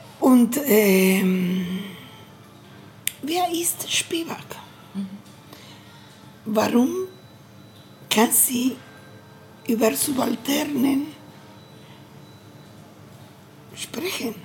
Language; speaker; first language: German; non-native, learner; Spanish